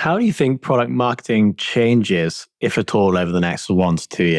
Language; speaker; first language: English; native; English